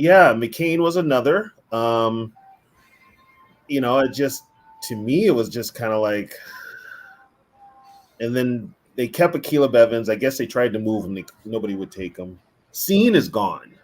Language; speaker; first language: English; native; English